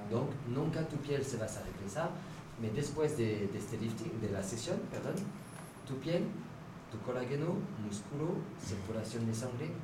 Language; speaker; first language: Spanish; non-native, fluent; French